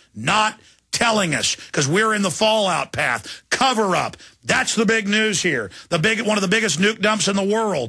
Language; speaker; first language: English; native; English